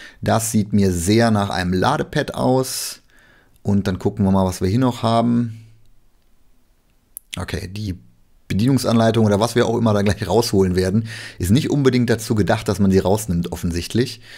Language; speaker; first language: German; native; German